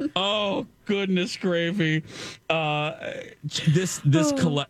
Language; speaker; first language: English; native; English